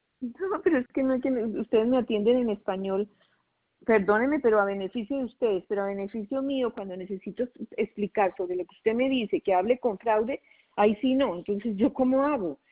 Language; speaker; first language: Spanish; native; Spanish